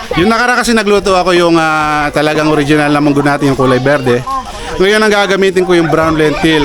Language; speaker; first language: Filipino; native; Filipino